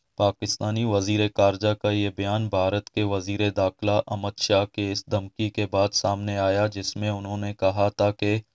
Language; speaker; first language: Urdu; non-native, local second language; Baluchi